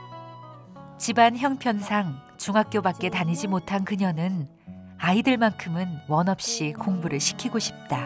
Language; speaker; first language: Korean; native; Korean